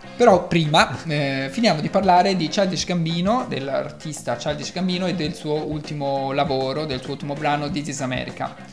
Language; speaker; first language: Italian; native; Italian